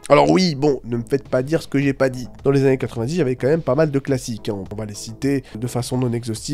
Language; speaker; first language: French; native; French